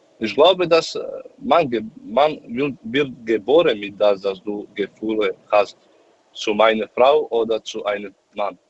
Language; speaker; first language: German; non-native, learner; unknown